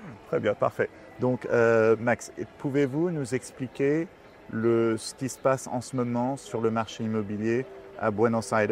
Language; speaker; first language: French; native; French